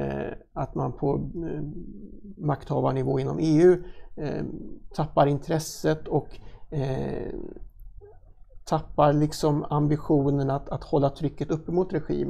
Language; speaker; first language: Swedish; native; Swedish